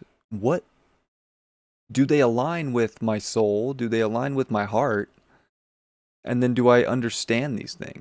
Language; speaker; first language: English; native; English